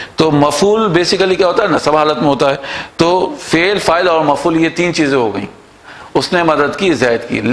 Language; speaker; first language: Urdu; native; Urdu